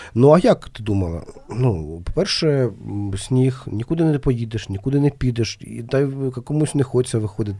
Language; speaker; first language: Ukrainian; non-native, local second language; Russian